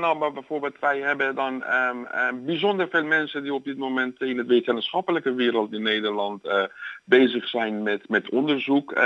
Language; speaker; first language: Dutch; non-native, fluent; Persian